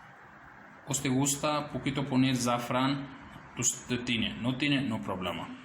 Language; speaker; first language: Spanish; non-native, learner; Urdu